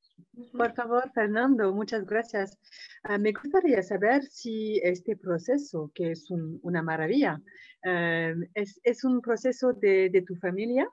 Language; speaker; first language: Spanish; non-native, fluent; English